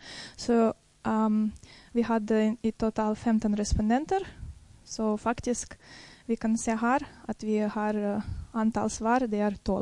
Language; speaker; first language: Norwegian; non-native, fluent; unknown